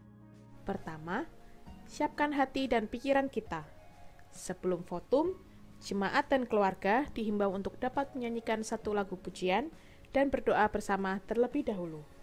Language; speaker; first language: Indonesian; native; Indonesian